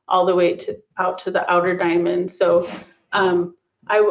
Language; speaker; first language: English; native; English